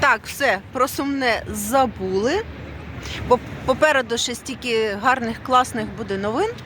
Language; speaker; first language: Ukrainian; non-native, local second language; Russian